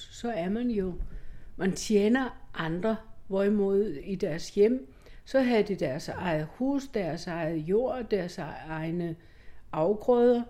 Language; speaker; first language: Danish; non-native, fluent; Greek